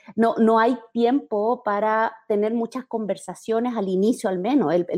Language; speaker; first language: Spanish; native; Spanish